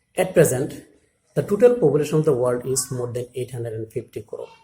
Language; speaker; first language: English; non-native, local second language; Assamese